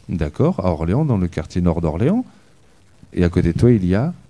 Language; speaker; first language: French; native; French